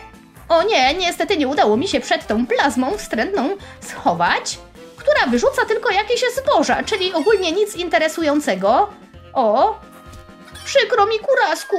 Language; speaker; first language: Polish; native; Polish